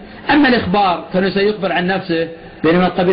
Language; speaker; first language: Arabic; native; Arabic